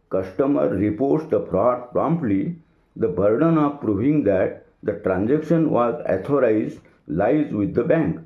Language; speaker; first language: English; non-native, local second language; Marathi